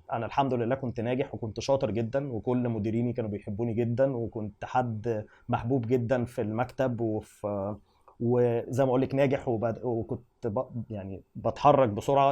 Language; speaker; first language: Egyptian Arabic; native; Egyptian Arabic